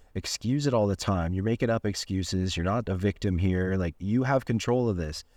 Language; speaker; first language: English; native; English